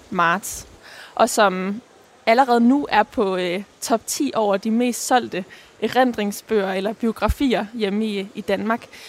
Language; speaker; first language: Danish; native; Danish